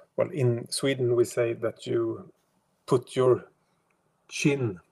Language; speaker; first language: English; non-native, fluent; Swedish